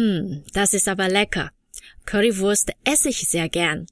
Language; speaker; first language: German; non-native, fluent; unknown